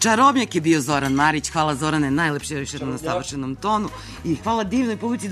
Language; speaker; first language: Serbian; native; Serbian